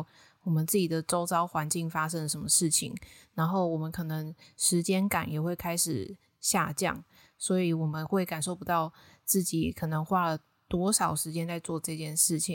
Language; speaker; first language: Chinese; native; Chinese